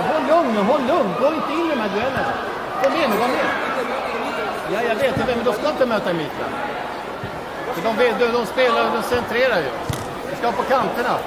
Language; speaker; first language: Swedish; native; Swedish